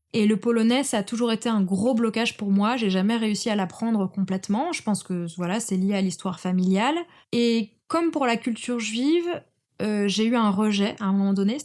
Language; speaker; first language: French; native; French